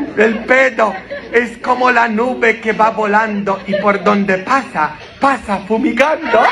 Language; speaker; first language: Spanish; non-native, fluent; Polish